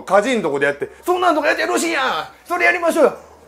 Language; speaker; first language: Japanese; native; Japanese